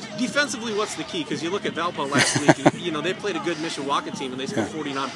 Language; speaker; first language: English; native; English